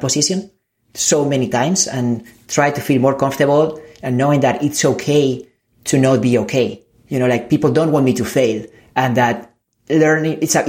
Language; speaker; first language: English; non-native, fluent; Spanish